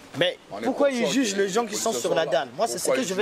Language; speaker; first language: French; native; French